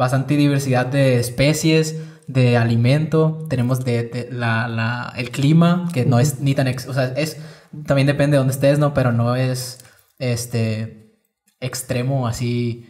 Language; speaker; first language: Spanish; native; Spanish